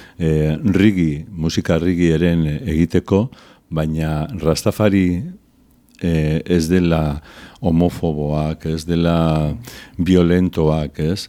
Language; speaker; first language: Basque; non-native, local second language; Spanish